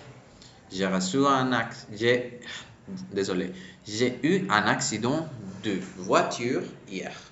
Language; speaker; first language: French; non-native, fluent; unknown